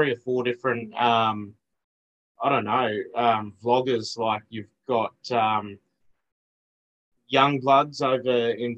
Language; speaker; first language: English; native; English